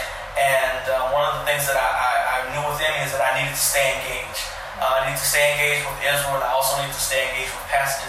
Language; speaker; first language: English; native; English